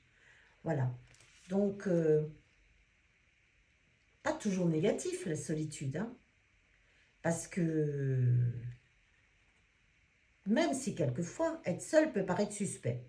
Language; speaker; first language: French; native; French